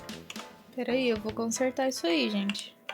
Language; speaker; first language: Portuguese; native; Portuguese